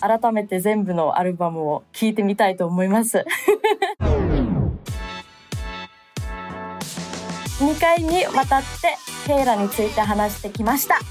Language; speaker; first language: Japanese; early bilingual, other home language; English